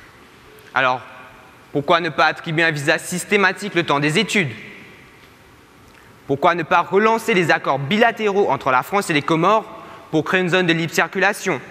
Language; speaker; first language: French; native; French